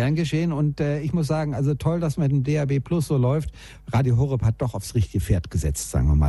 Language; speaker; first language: German; native; German